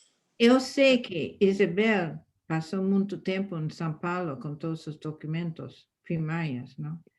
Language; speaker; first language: Portuguese; non-native, fluent; English